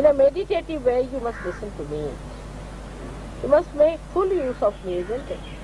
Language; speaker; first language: English; non-native, local second language; Hindi